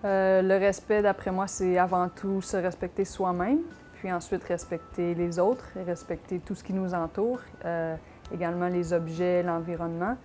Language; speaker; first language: French; native; French